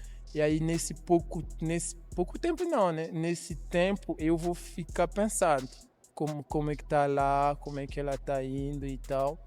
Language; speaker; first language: Portuguese; non-native, learner; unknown